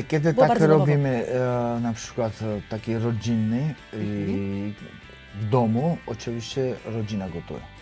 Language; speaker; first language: Polish; non-native, learner; Georgian